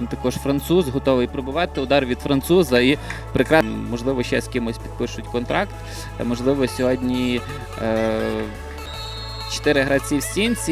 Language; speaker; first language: Ukrainian; native; Ukrainian